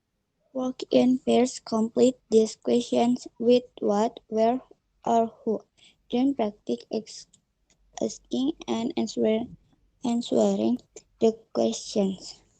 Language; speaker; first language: English; non-native, learner; Indonesian